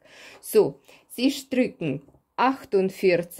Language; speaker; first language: German; non-native, fluent; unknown